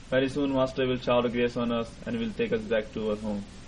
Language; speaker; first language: English; non-native, local second language; Punjabi